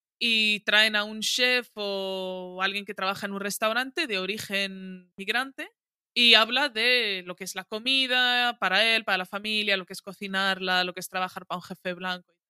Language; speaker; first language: Spanish; early bilingual, other home language; Arabic